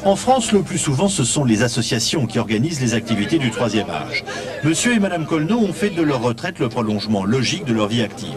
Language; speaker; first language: French; native; French